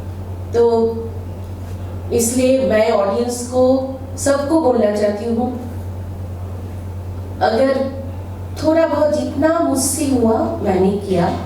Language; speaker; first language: Hindi; non-native, local second language; Bangla